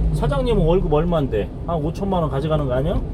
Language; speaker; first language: Korean; native; Korean